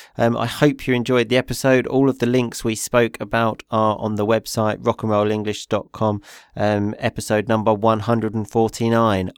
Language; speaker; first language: English; native; English